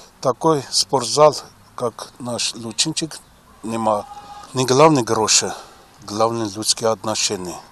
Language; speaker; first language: Russian; non-native, learner; Armenian